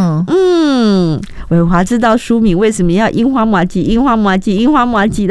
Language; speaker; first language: Chinese; native; Chinese